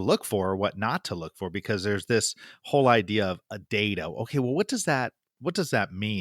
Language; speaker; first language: English; native; English